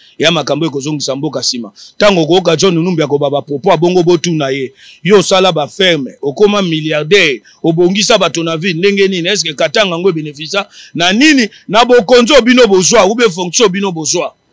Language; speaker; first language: Lingala; native; Lingala